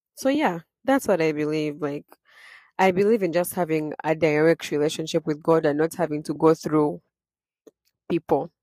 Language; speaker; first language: English; non-native, local second language; Ganda